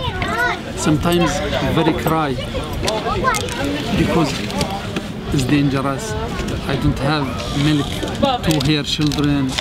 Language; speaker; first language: English; non-native, learner; Arabic